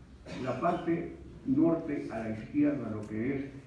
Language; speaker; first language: Spanish; native; Spanish